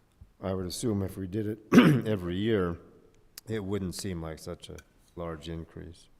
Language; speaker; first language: English; native; English